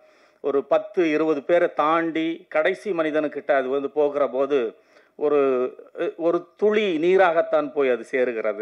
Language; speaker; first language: Tamil; native; Tamil